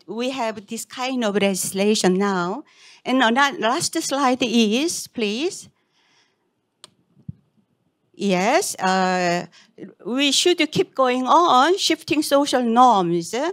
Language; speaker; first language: English; non-native, fluent; Korean